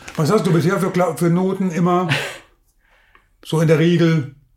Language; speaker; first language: German; native; German